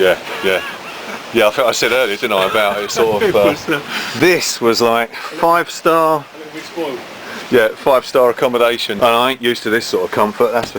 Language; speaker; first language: English; native; English